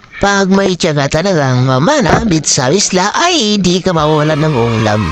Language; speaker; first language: Filipino; native; Filipino